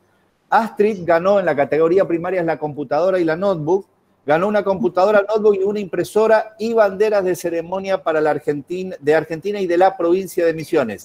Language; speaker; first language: Spanish; native; Spanish